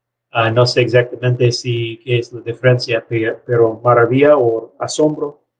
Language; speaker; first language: Spanish; non-native, learner; English